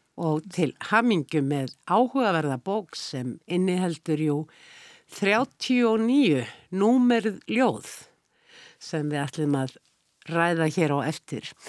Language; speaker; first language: Icelandic; native; Icelandic